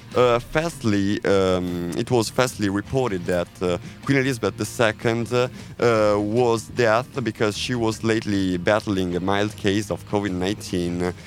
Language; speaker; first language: English; non-native, fluent; Italian